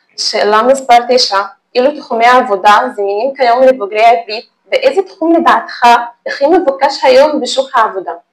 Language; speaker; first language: Hebrew; non-native, fluent; Arabic